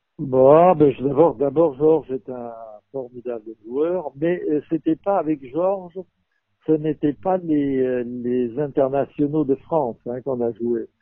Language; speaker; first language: French; native; French